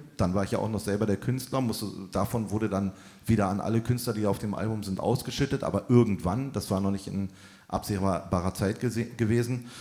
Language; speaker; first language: German; native; German